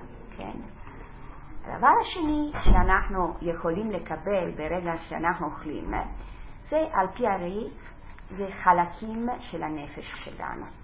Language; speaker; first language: Hebrew; non-native, fluent; Italian